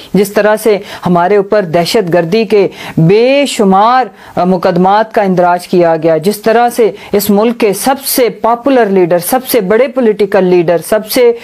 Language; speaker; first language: Urdu; non-native, local second language; Punjabi